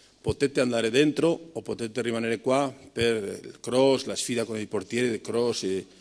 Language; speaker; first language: Italian; non-native, fluent; Spanish